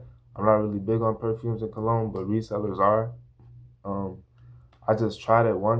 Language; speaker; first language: English; native; English